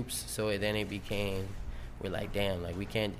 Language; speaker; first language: English; early bilingual, other home language; Spanish